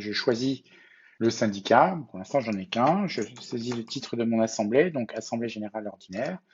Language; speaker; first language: French; native; French